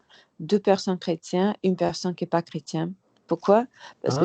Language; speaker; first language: French; non-native, learner; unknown